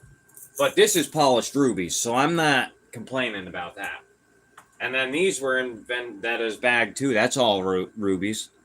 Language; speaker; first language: English; native; English